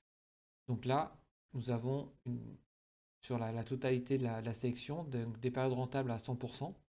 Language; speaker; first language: French; native; French